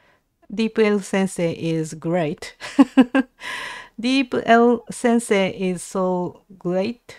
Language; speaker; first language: English; non-native, learner; Japanese